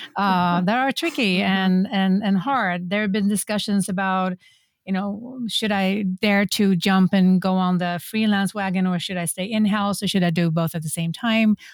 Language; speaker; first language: English; non-native, fluent; Swedish